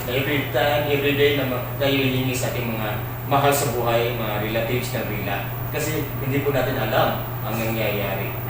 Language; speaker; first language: Filipino; non-native, local second language; Maranao